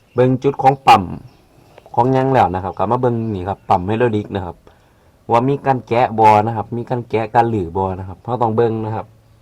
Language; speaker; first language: Thai; native; Thai